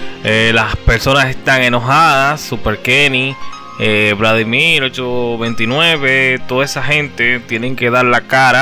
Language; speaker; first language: Spanish; native; Spanish